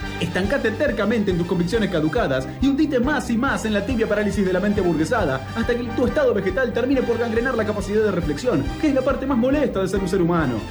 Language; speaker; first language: Spanish; native; Spanish